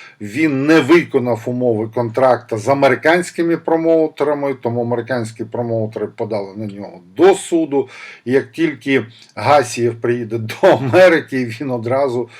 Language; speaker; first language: Ukrainian; non-native, local second language; Russian